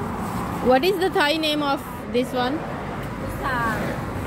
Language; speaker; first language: English; non-native, fluent; Urdu